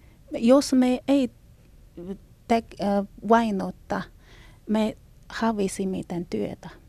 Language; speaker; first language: Finnish; non-native, learner; Chinese